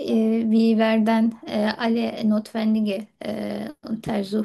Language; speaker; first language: German; non-native, learner; Turkish